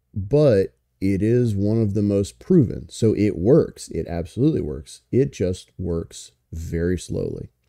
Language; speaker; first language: English; native; English